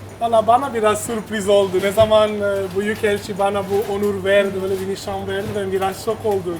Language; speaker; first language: Turkish; non-native, learner; Italian